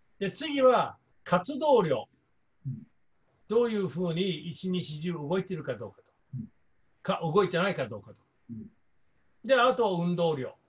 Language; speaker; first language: Japanese; non-native, fluent; English